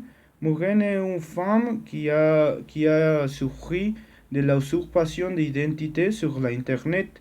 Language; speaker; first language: French; non-native, learner; Spanish